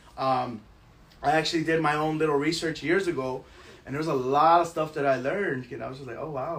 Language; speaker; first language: English; early bilingual, other home language; Spanish